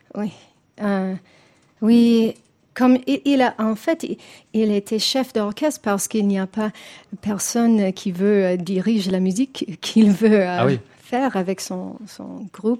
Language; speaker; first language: French; non-native, fluent; English